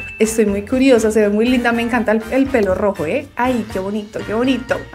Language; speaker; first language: Spanish; native; Spanish